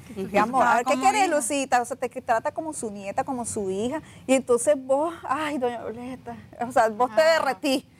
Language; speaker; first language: Spanish; native; Spanish